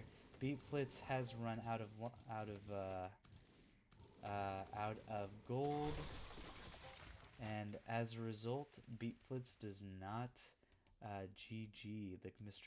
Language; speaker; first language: English; native; English